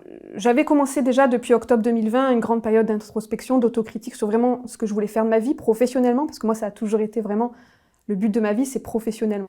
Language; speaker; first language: French; native; French